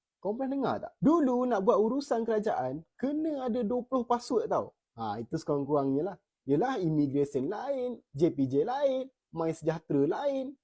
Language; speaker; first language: Malay; native; Malay